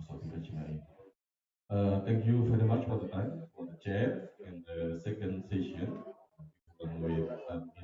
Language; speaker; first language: English; non-native, learner; Indonesian